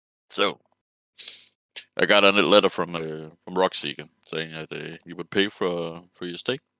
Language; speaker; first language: English; non-native, fluent; Danish